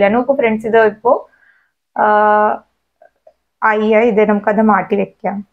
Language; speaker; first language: Malayalam; non-native, learner; Hindi